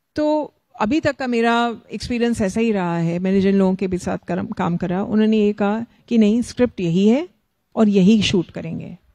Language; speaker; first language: Hindi; native; Hindi